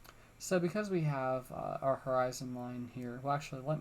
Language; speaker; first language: English; native; English